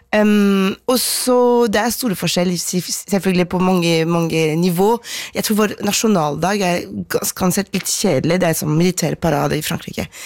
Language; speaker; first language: Norwegian; non-native, fluent; French